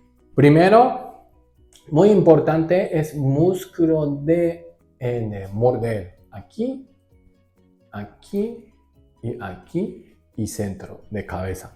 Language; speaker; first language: Spanish; non-native, learner; Japanese